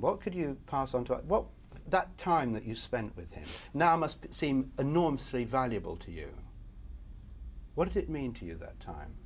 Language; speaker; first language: English; native; English